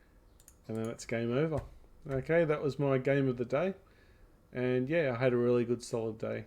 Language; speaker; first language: English; native; English